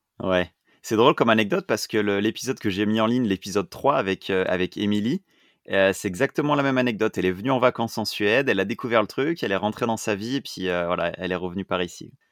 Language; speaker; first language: French; native; French